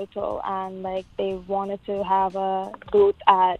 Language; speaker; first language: English; non-native, local second language; Tamil